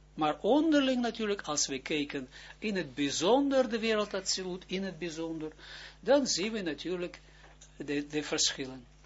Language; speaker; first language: Dutch; non-native, fluent; Hebrew